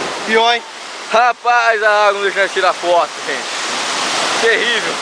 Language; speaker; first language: Portuguese; native; Portuguese